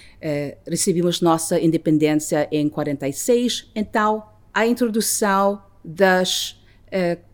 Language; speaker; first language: Portuguese; non-native, learner; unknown